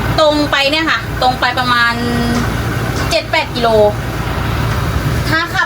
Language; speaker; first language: Thai; native; Thai